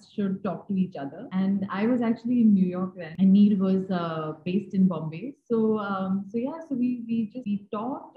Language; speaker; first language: English; non-native, local second language; Hindi